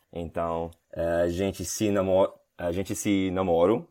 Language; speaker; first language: Portuguese; non-native, learner; English